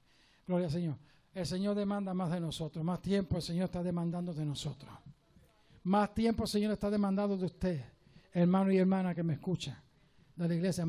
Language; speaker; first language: Spanish; native; Spanish